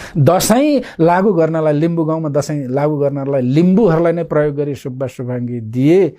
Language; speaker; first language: Nepali; non-native, local second language; Limbu